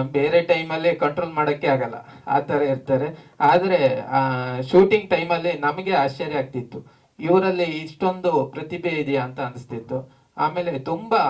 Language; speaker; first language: Kannada; native; Kannada